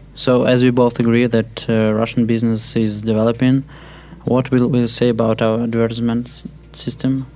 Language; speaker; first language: English; non-native, fluent; Russian